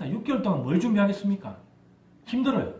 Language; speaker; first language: Korean; native; Korean